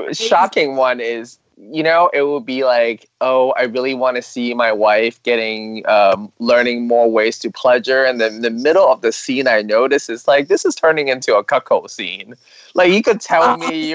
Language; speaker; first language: English; non-native, local second language; Cantonese